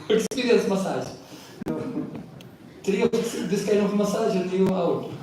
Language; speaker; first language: English; non-native, local second language; Hindi